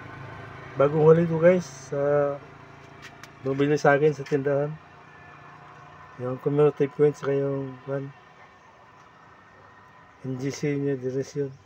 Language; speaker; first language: Filipino; native; Filipino